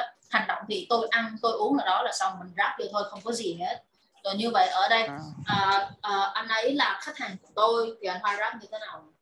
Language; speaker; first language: Vietnamese; native; Vietnamese